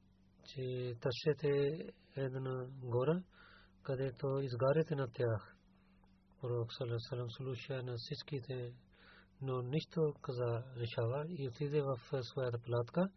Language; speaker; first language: Bulgarian; non-native, learner; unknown